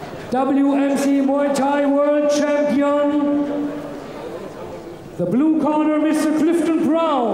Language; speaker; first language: English; non-native, learner; German